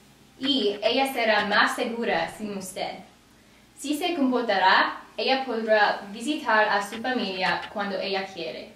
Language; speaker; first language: Spanish; non-native, learner; English